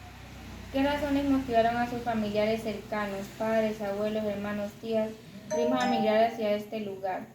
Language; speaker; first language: Spanish; native; Spanish